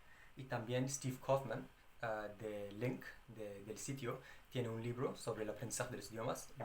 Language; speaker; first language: Spanish; non-native, fluent; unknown